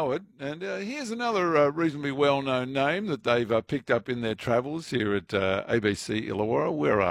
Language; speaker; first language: English; native; English